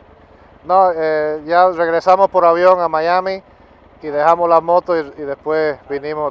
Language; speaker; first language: Spanish; early bilingual, heritage; Spanish